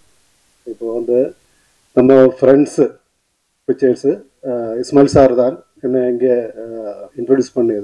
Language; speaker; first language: Tamil; non-native, learner; Malayalam